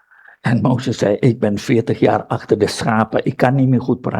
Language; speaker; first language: Dutch; non-native, fluent; Indonesian